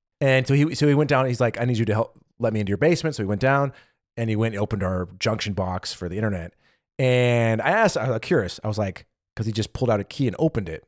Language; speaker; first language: English; native; English